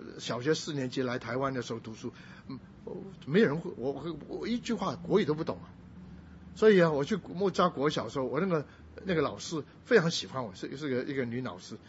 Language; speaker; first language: Chinese; non-native, local second language; Min Nan Chinese